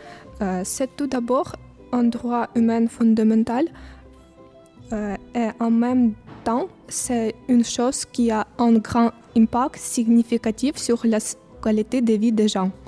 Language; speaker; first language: French; non-native, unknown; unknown